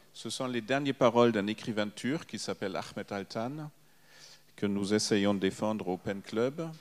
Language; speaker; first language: French; non-native, fluent; German